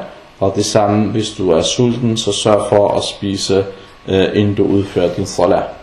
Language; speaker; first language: Danish; non-native, fluent; Arabic